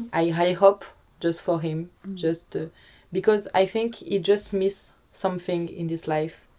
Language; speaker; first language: English; non-native, learner; French